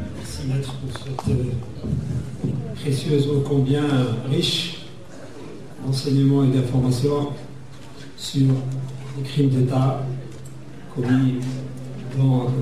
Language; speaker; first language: French; non-native, local second language; Arabic